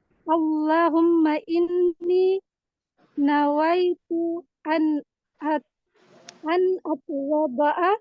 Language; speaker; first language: Arabic; non-native, learner; Indonesian